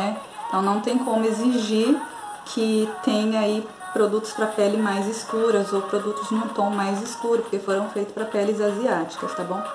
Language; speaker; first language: Portuguese; native; Portuguese